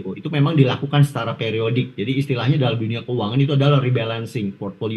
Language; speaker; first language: Indonesian; native; Indonesian